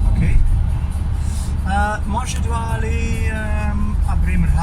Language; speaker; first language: French; non-native, fluent; German